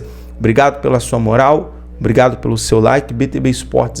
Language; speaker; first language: Portuguese; native; Portuguese